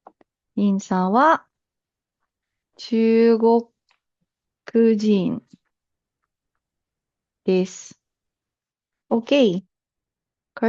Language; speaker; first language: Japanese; non-native, fluent; Filipino